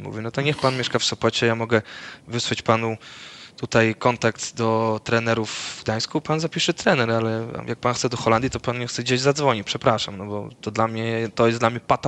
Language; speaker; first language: Polish; early bilingual, other home language; Dutch